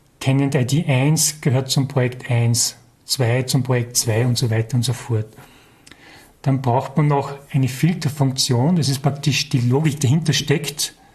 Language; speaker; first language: German; native; German